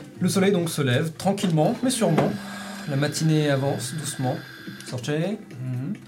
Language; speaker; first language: French; native; French